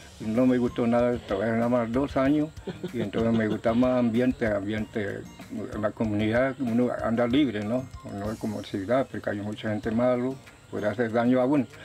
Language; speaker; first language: Spanish; non-native, local second language; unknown